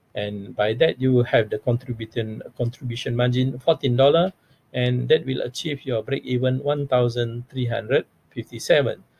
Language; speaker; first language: English; non-native, local second language; Malay